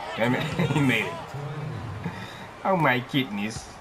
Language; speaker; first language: English; native; English